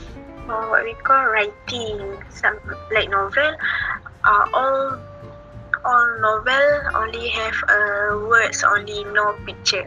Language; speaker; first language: English; non-native, learner; Malay